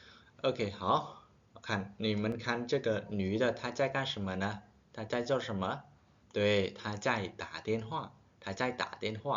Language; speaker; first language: Chinese; non-native, fluent; Khmer